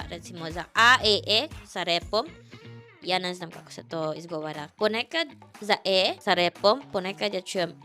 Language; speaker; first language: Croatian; non-native, fluent; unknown